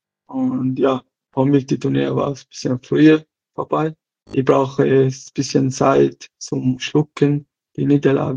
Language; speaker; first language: German; non-native, learner; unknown